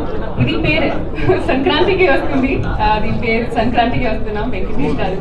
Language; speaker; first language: Telugu; non-native, learner; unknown